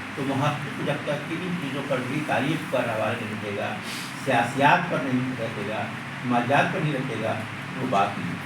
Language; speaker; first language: Urdu; native; Urdu